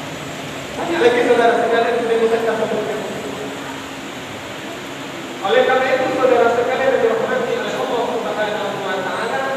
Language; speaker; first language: Indonesian; native; Indonesian